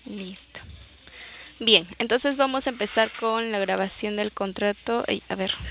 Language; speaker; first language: Spanish; native; Spanish